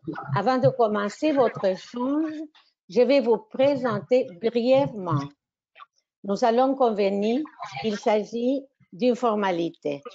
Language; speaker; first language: French; non-native, fluent; Spanish